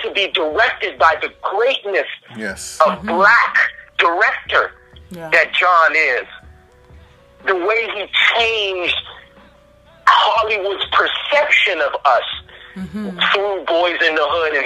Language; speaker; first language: English; native; English